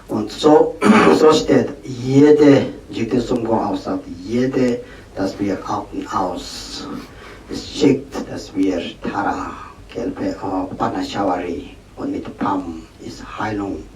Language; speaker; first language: German; non-native, learner; Tibetan